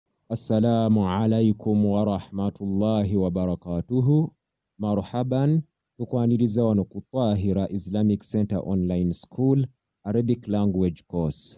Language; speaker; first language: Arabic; non-native, fluent; Ganda